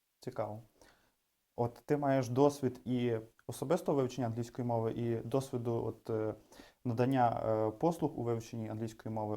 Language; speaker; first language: Ukrainian; native; Ukrainian